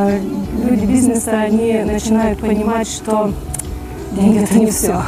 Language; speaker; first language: Russian; native; Russian